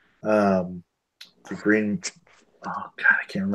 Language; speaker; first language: English; native; English